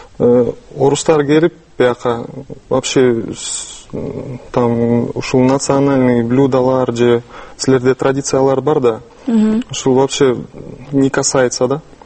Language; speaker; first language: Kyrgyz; non-native, local second language; Russian